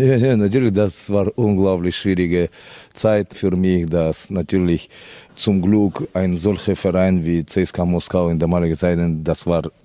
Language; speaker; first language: German; non-native, fluent; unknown